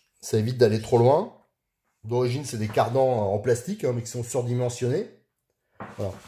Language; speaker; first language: French; native; French